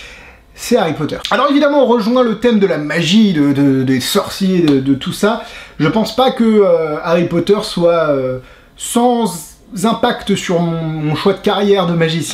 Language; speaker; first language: French; native; French